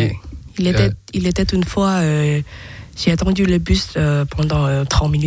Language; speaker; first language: French; non-native, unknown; Thai